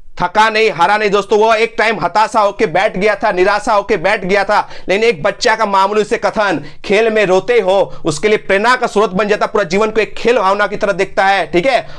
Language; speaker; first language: Hindi; non-native, local second language; Bangla